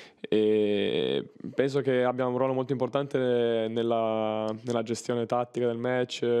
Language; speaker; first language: Italian; native; Italian